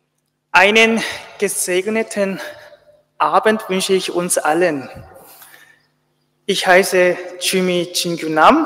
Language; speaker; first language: German; non-native, fluent; Korean